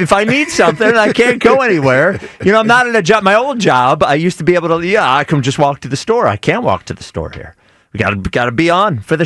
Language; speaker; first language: English; native; English